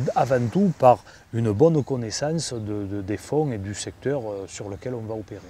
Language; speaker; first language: French; native; French